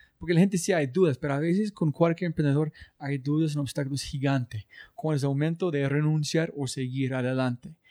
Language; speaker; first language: Spanish; non-native, learner; English